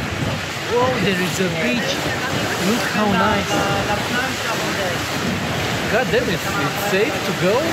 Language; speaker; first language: English; non-native, fluent; Romanian